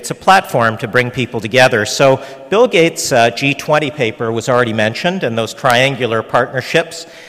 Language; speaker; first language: English; early bilingual, other home language; Hungarian